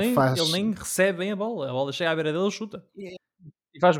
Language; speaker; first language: Portuguese; native; Portuguese